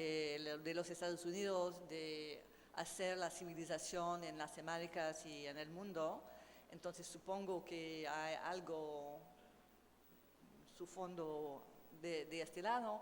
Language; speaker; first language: Spanish; non-native, learner; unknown